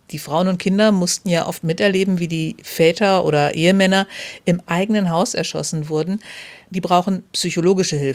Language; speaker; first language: German; native; German